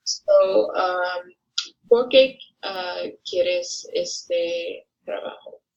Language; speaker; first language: Spanish; non-native, learner; English